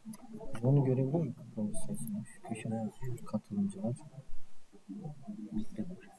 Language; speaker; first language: Turkish; native; Turkish